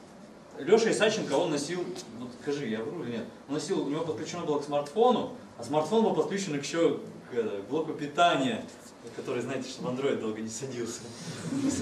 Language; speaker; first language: Russian; native; Russian